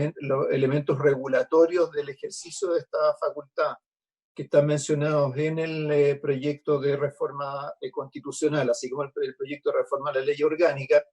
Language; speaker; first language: Spanish; native; Spanish